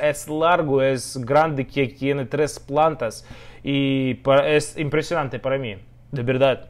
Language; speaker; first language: Spanish; non-native, learner; Russian